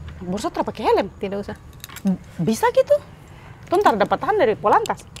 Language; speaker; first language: Indonesian; native; Indonesian